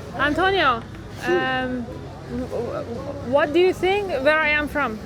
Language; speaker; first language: English; non-native, learner; Persian